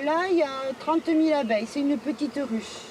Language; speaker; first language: French; native; French